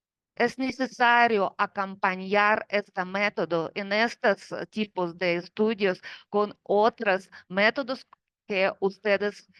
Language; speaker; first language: Spanish; non-native, fluent; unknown